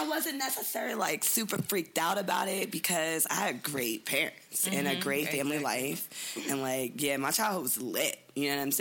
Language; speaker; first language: English; native; English